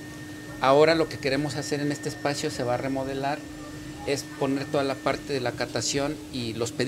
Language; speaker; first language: Spanish; native; Spanish